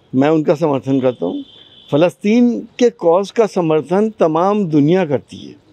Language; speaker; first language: Hindi; native; Hindi